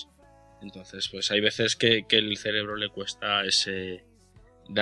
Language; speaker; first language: Spanish; native; Spanish